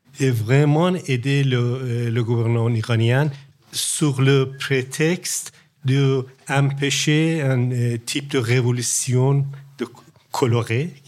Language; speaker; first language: French; non-native, learner; Persian